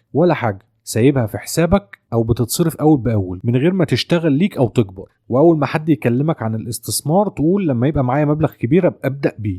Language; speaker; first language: Arabic; native; Arabic